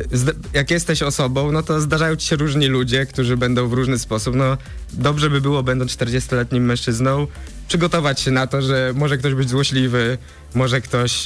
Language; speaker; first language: Polish; native; Polish